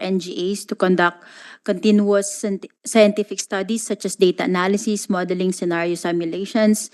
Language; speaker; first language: English; non-native, local second language; Filipino